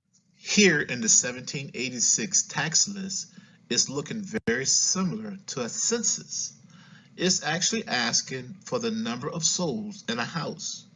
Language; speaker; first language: English; native; English